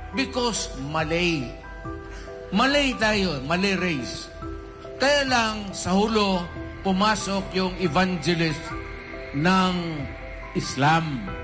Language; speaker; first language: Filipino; non-native, local second language; Cebuano